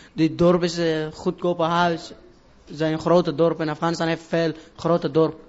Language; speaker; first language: Dutch; non-native, learner; Persian